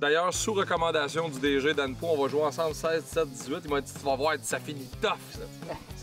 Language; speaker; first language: French; native; French